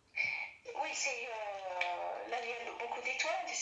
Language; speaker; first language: French; non-native, fluent; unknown